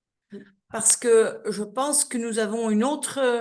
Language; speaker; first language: French; non-native, local second language; Dutch